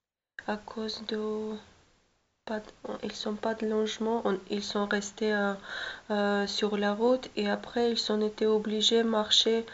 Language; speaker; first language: French; non-native, learner; Russian